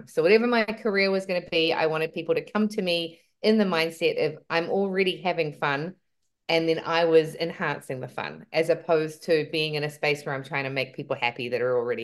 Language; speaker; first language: English; native; English